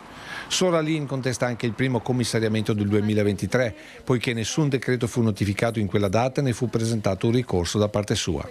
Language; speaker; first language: Italian; native; Italian